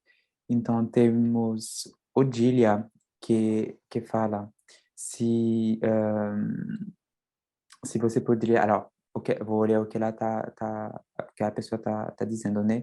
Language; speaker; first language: Portuguese; non-native, fluent; French